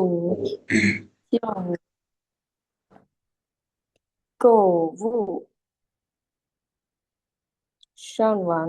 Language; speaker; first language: Chinese; non-native, learner; Lao